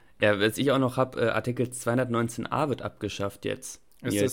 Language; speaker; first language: German; native; German